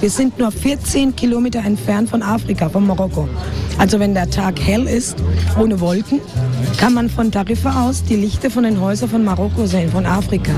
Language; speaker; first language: German; non-native, fluent; Spanish